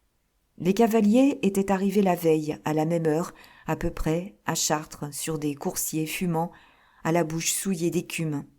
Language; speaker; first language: French; native; French